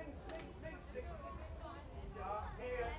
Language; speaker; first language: German; non-native, fluent; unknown